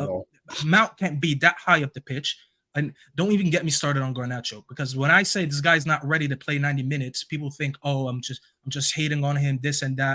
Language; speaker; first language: English; native; English